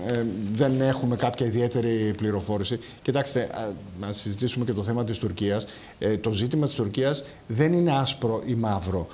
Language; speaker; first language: Greek; native; Greek